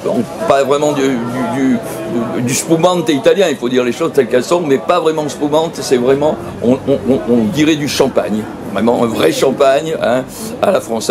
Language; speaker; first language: French; native; French